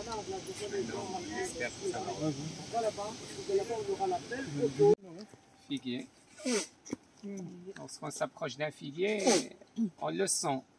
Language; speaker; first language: French; non-native, local second language; Arabic